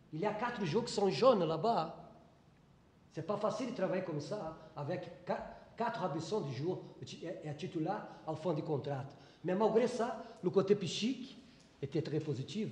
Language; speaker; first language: French; non-native, fluent; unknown